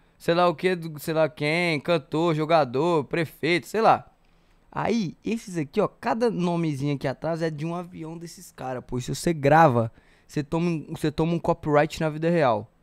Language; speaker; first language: Portuguese; native; Portuguese